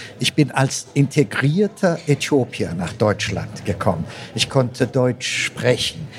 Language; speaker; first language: German; non-native, fluent; Amharic